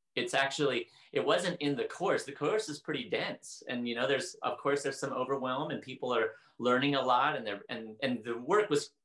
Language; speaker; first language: English; native; English